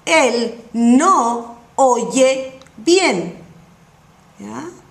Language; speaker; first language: Spanish; non-native, fluent; English